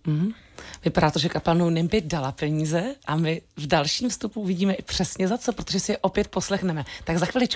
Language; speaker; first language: Czech; native; Czech